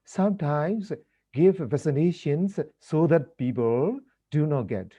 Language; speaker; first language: English; non-native, fluent; Burmese